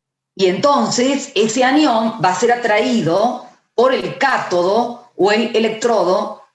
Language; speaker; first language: Spanish; native; Spanish